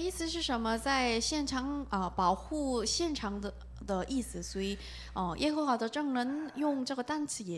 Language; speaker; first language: Chinese; non-native, fluent; Korean